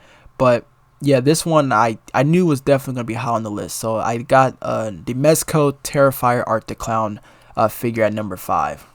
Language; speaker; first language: English; native; English